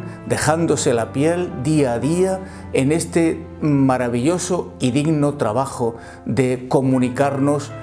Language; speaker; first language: Spanish; native; Spanish